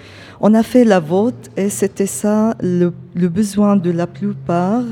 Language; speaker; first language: French; non-native, fluent; Arabic